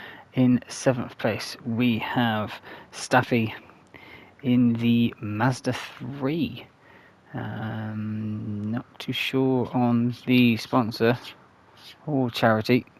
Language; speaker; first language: English; native; English